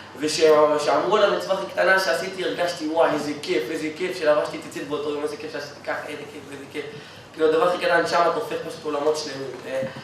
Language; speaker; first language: Hebrew; native; Hebrew